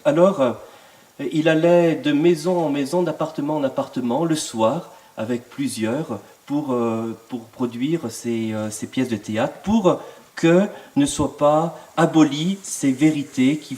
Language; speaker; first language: French; native; French